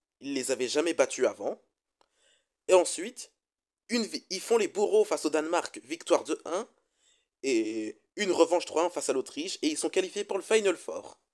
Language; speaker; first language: French; native; French